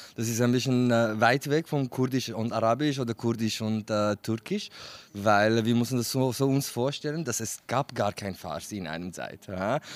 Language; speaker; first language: German; non-native, fluent; Kurdish